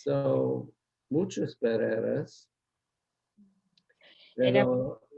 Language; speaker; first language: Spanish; non-native, learner; English